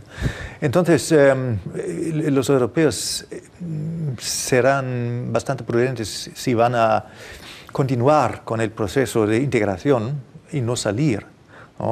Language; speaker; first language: Spanish; non-native, fluent; German